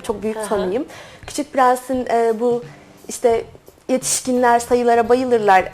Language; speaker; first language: Turkish; native; Turkish